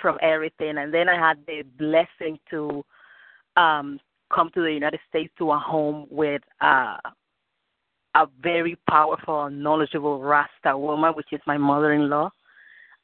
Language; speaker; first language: English; non-native, fluent; Spanish